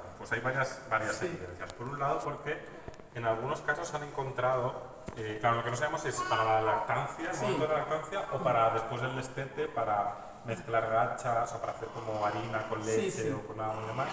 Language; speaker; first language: Spanish; native; Spanish